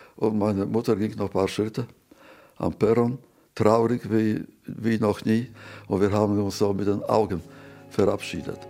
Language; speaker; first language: German; non-native, fluent; Yiddish